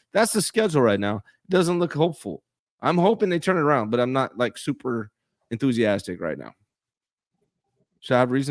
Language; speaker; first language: English; native; English